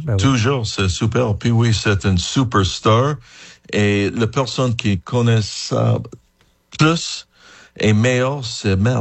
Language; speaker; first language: French; non-native, fluent; English